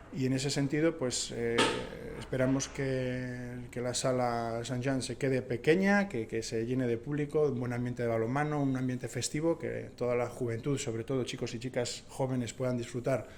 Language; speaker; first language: Spanish; native; Spanish